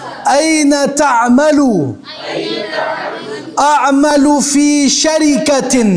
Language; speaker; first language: Arabic; non-native, fluent; Urdu